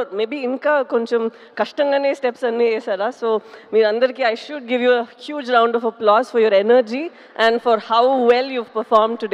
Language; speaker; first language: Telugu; non-native, fluent; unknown